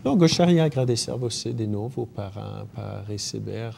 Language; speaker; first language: Portuguese; non-native, fluent; French